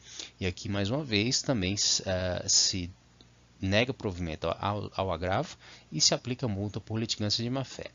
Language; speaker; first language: Portuguese; native; Portuguese